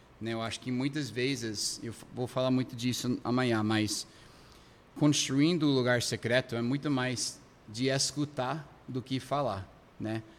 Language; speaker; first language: Portuguese; non-native, fluent; English